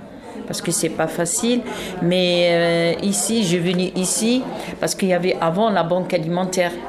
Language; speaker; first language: French; non-native, fluent; Arabic